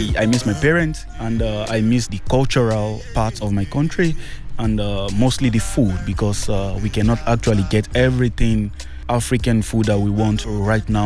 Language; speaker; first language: English; non-native, local second language; Yoruba